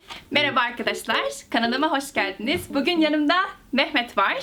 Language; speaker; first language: Turkish; non-native, fluent; Korean